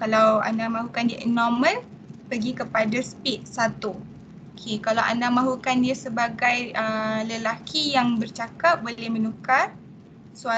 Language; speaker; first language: Malay; native; Malay